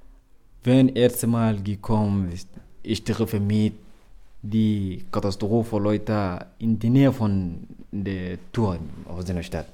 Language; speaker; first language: German; non-native, learner; Arabic